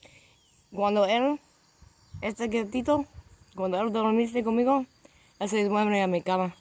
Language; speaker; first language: Spanish; non-native, learner; English